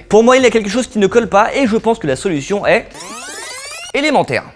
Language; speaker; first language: French; native; French